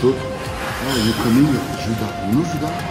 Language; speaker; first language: English; non-native, learner; French